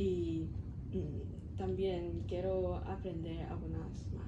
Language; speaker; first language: Spanish; non-native, learner; Cantonese